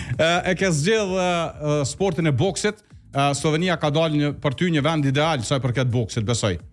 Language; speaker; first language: Albanian; native; Albanian